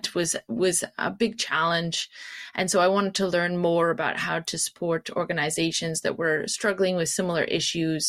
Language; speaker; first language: English; native; English